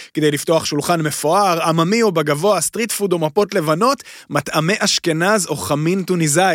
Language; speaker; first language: Hebrew; native; Hebrew